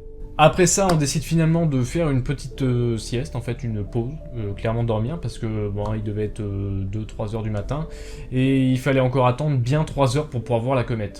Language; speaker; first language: French; native; French